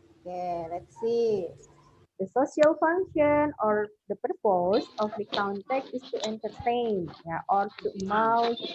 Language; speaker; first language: English; non-native, fluent; Indonesian